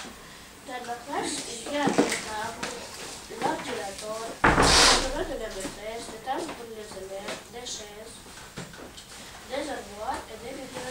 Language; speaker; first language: French; non-native, learner; Russian